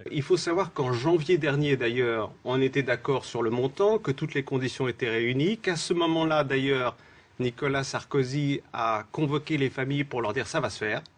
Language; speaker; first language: French; native; French